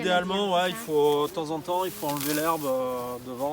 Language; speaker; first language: French; native; French